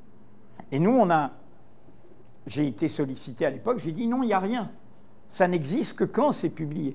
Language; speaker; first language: French; native; French